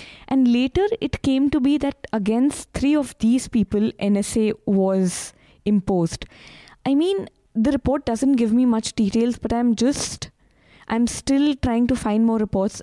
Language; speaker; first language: English; non-native, local second language; Hindi